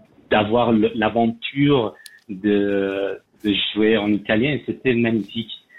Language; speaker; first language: French; non-native, learner; Persian